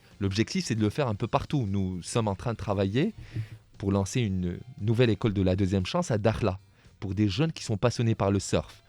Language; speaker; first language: French; non-native, local second language; Arabic